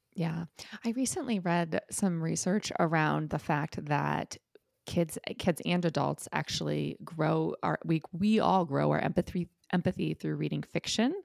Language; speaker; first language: English; native; English